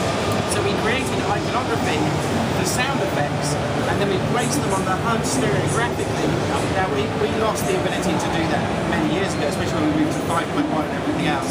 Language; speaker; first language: English; native; English